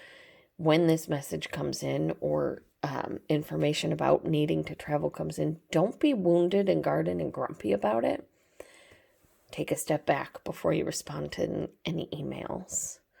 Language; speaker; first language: English; native; English